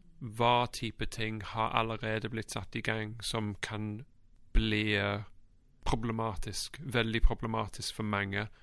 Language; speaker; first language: Norwegian; non-native, fluent; English